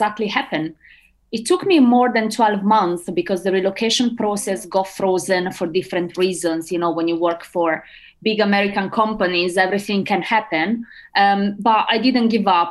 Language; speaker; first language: English; non-native, fluent; Italian